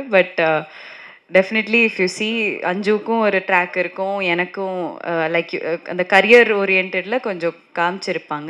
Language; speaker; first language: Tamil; non-native, local second language; Malayalam